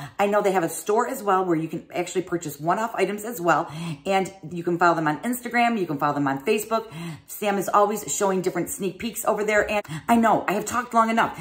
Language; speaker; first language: English; native; English